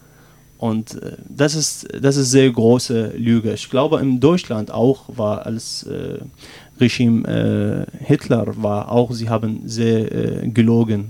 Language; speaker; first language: German; non-native, learner; Arabic